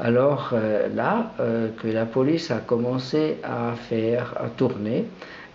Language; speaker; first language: French; non-native, local second language; German